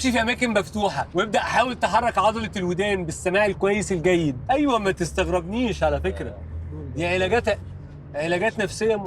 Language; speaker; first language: Arabic; native; Arabic